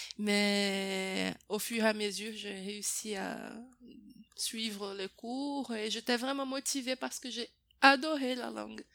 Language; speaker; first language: French; non-native, fluent; Portuguese